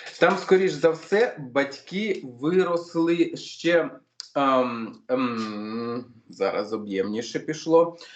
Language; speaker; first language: Ukrainian; non-native, local second language; Russian